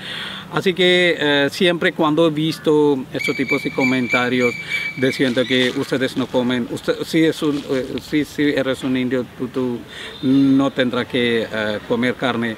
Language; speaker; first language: Spanish; non-native, learner; Malayalam